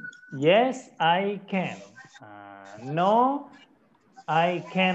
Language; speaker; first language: English; non-native, learner; Indonesian